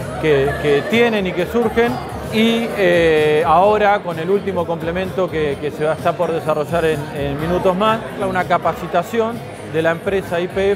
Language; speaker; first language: Spanish; native; Spanish